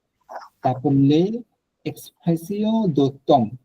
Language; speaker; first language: French; non-native, fluent; Bangla